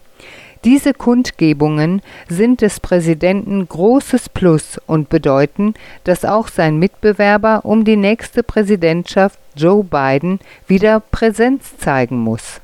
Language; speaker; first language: German; native; German